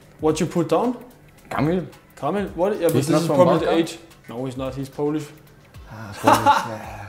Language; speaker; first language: English; non-native, fluent; Danish